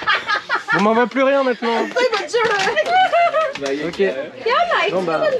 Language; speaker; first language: French; native; French